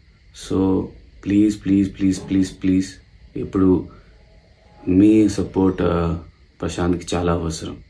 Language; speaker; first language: Telugu; non-native, local second language; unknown